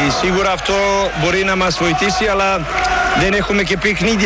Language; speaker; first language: Greek; non-native, learner; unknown